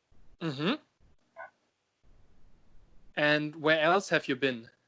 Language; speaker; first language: English; non-native, fluent; German